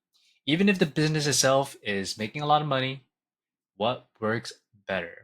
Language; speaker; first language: English; native; English